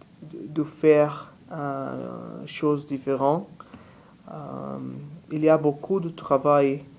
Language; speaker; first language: French; non-native, learner; Portuguese